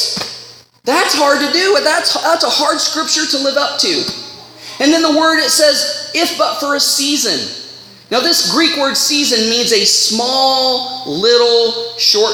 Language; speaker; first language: English; native; English